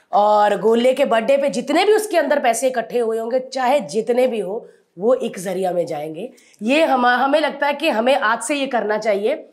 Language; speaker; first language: Hindi; non-native, local second language; Punjabi